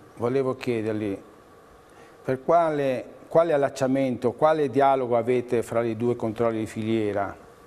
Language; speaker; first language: Italian; native; Italian